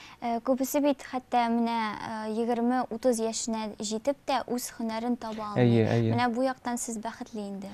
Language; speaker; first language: Tatar; native; Tatar